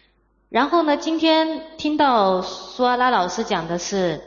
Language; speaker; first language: Chinese; native; Chinese